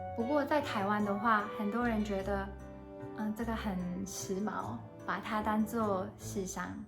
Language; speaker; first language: Chinese; non-native, fluent; Japanese